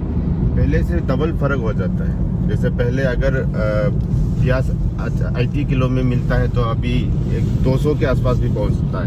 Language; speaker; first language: Hindi; non-native, local second language; Manipuri